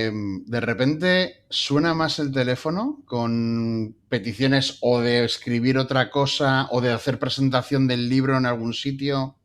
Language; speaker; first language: Spanish; native; Spanish